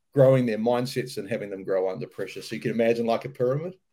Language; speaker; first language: English; native; English